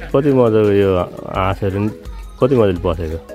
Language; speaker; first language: Nepali; native; Nepali